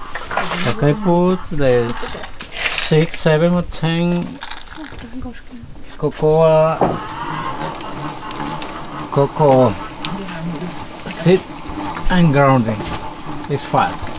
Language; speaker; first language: English; non-native, learner; Spanish